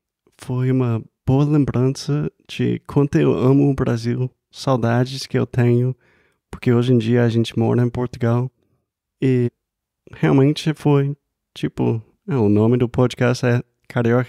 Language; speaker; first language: Portuguese; non-native, fluent; English